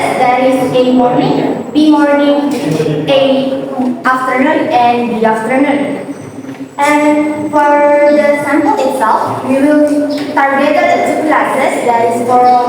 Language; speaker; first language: English; non-native, learner; Indonesian